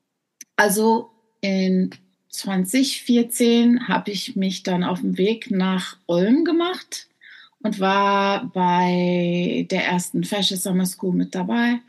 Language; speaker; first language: German; non-native, fluent; English